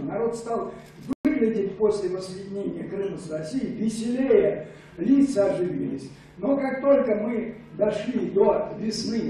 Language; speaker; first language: Russian; native; Russian